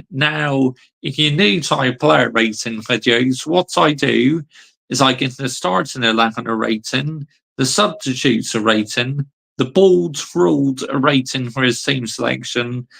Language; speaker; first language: English; native; English